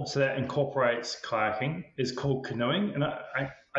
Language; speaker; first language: English; native; English